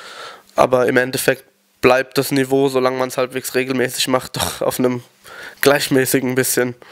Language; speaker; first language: German; native; German